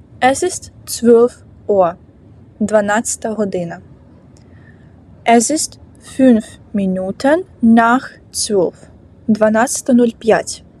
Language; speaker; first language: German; non-native, fluent; Ukrainian